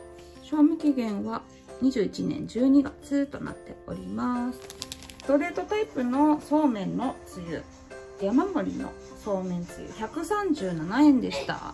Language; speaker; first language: Japanese; native; Japanese